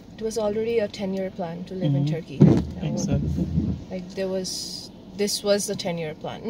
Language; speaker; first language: English; non-native, local second language; Urdu